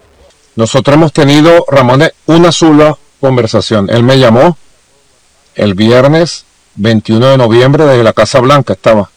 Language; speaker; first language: Spanish; native; Spanish